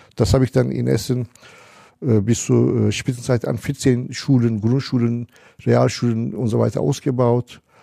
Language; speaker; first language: German; non-native, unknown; Turkish